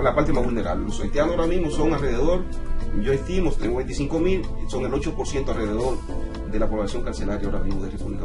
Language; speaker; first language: Spanish; native; Spanish